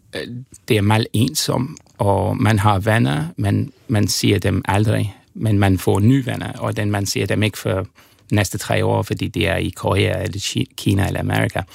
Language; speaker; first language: Danish; non-native, fluent; English